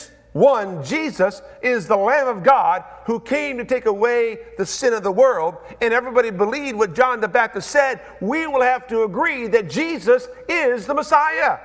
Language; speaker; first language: English; native; English